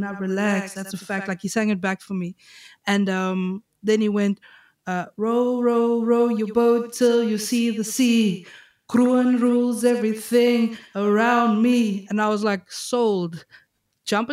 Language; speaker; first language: English; native; English